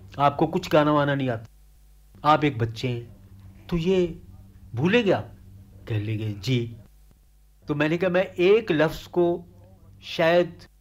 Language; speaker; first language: Hindi; native; Hindi